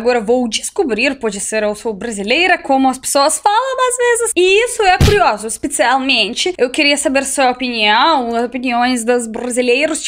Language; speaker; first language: Portuguese; non-native, learner; Russian